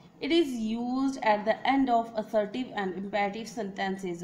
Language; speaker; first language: English; non-native, local second language; Urdu